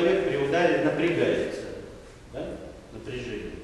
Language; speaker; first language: Russian; native; Russian